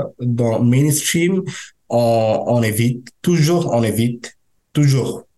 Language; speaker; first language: French; non-native, learner; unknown